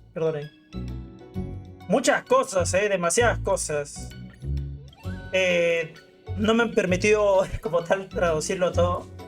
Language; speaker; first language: Spanish; native; Spanish